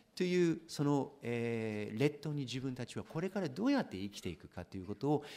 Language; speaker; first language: Japanese; non-native, fluent; English